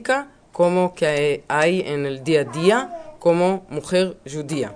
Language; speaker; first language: Spanish; non-native, learner; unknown